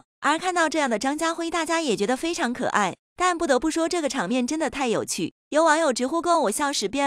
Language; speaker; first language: Chinese; native; Chinese